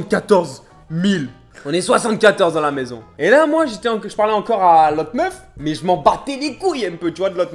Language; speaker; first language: French; native; French